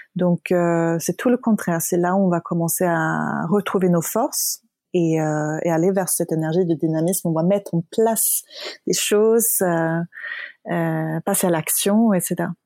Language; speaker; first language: French; non-native, fluent; Swedish